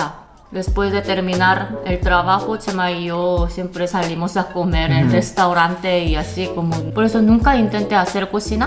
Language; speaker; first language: Spanish; non-native, fluent; Korean